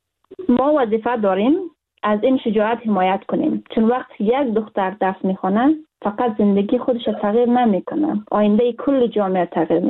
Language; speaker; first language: Persian; native; Persian